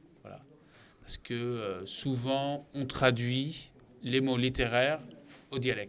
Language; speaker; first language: French; non-native, fluent; Arabic